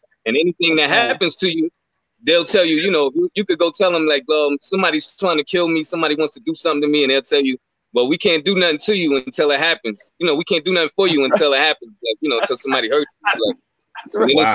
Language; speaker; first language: English; native; English